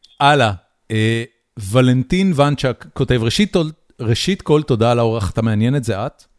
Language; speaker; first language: Hebrew; native; Hebrew